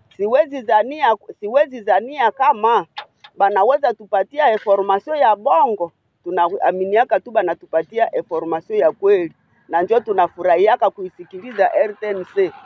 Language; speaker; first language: Swahili; native; Swahili